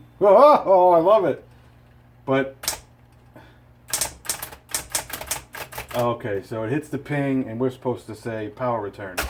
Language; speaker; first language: English; native; English